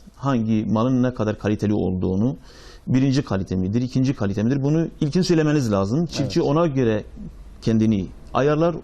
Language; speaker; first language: Turkish; native; Turkish